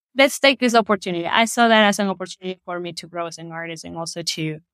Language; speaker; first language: English; non-native, fluent; Spanish